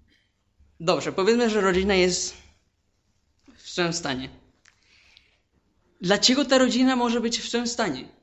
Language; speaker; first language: Polish; non-native, fluent; Spanish